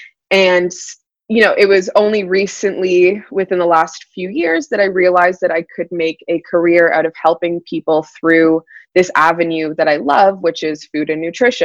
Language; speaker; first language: English; native; English